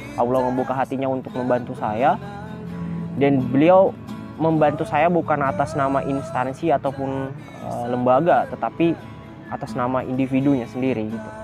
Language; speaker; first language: Indonesian; native; Indonesian